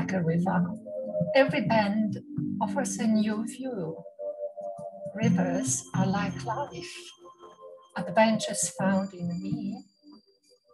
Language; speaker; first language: English; non-native, fluent; Polish